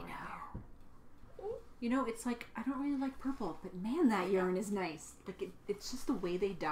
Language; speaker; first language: English; native; English